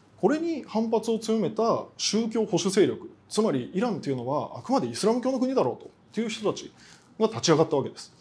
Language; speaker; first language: Japanese; native; Japanese